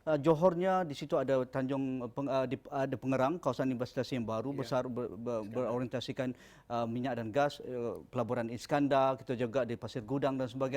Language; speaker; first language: Malay; native; Malay